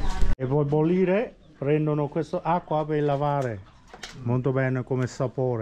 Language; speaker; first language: Italian; non-native, learner; Vietnamese